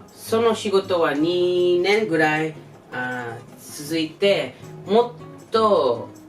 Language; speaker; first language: Japanese; non-native, learner; English